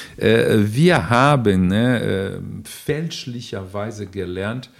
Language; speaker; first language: German; non-native, fluent; Portuguese